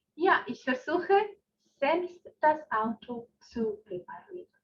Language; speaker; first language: German; non-native, fluent; Spanish